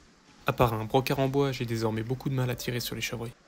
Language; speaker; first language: French; native; French